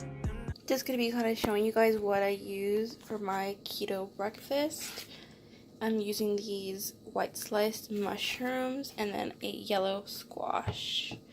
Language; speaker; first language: English; native; English